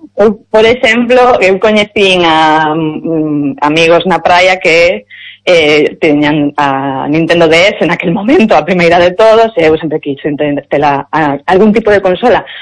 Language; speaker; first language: Galician; non-native, local second language; Spanish